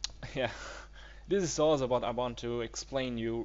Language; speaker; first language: English; non-native, learner; German